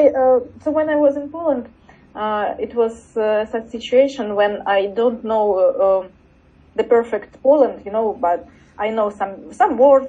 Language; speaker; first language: English; non-native, learner; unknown